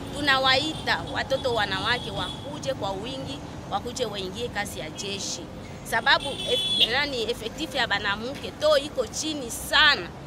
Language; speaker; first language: Swahili; native; Swahili